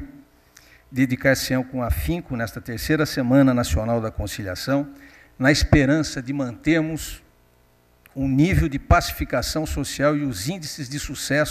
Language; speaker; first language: Portuguese; native; Portuguese